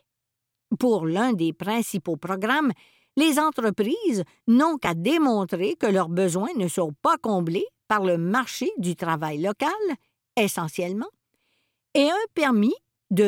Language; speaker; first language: French; native; French